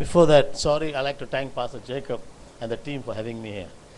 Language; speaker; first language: English; non-native, local second language; Tamil